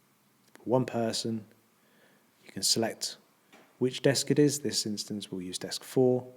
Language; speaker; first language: English; native; English